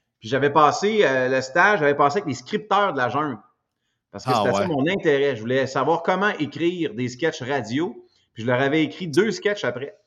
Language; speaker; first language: French; native; French